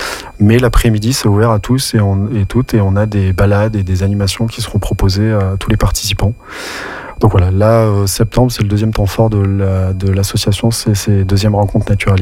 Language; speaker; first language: French; native; French